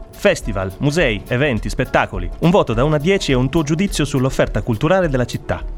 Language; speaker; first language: Italian; native; Italian